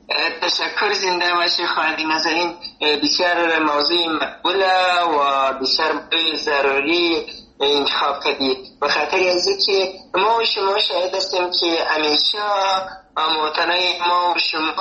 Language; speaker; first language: Persian; native; Persian